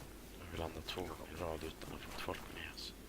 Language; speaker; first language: Swedish; native; Swedish